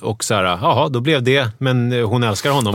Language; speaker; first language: Swedish; native; Swedish